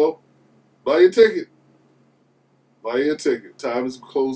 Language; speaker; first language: English; native; English